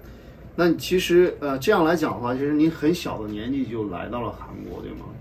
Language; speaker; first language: Chinese; native; Chinese